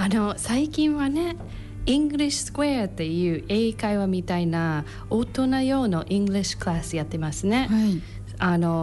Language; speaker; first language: Japanese; non-native, learner; English